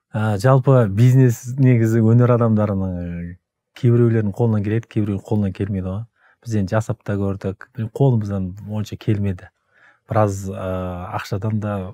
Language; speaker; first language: Kazakh; native; Kazakh